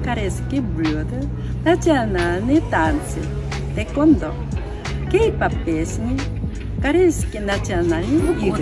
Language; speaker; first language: Russian; non-native, fluent; Korean